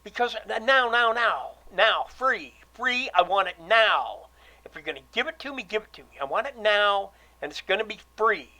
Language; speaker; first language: English; native; English